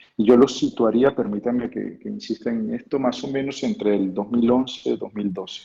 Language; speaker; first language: Spanish; native; Spanish